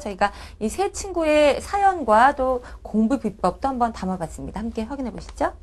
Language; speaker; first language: Korean; native; Korean